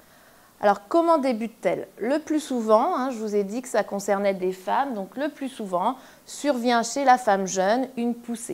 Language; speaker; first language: French; native; French